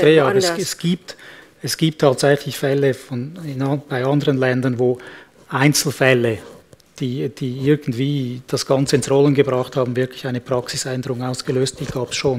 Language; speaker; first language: German; native; German